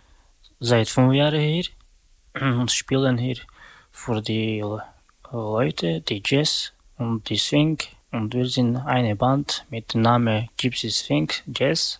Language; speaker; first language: German; non-native, learner; Romany